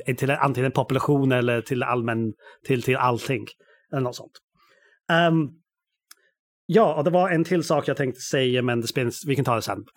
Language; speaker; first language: Swedish; non-native, fluent; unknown